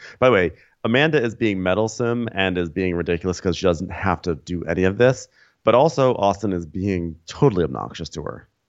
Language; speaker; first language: English; native; English